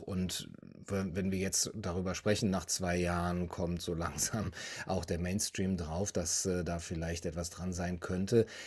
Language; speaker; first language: German; native; German